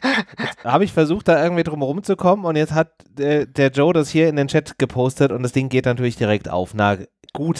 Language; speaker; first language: German; native; German